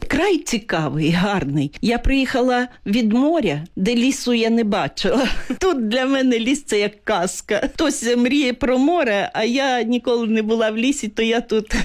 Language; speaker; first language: Ukrainian; non-native, local second language; Russian